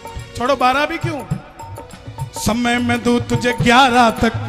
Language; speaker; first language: Hindi; native; Hindi